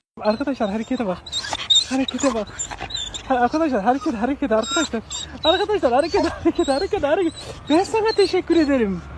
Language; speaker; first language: Turkish; native; Turkish